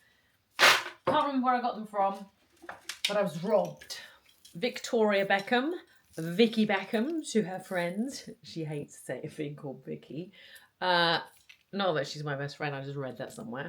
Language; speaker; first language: English; native; English